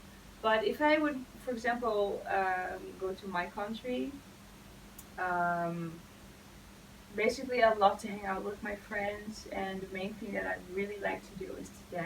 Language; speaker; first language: English; non-native, fluent; Dutch